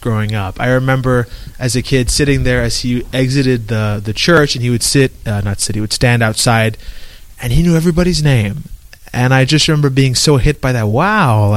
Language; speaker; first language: English; native; English